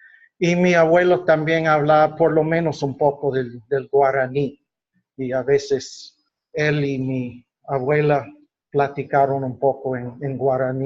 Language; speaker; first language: Spanish; non-native, fluent; English